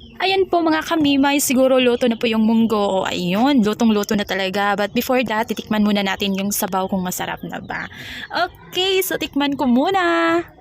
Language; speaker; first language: Filipino; non-native, local second language; Cebuano